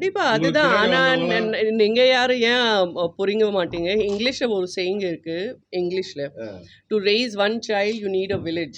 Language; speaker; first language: Tamil; non-native, fluent; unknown